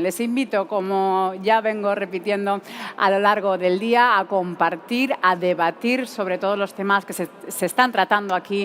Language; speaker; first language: Spanish; native; Spanish